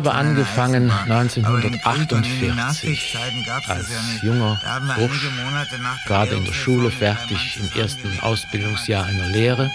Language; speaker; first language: German; native; German